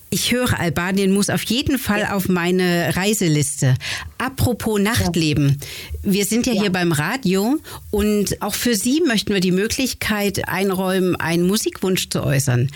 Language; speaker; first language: German; native; German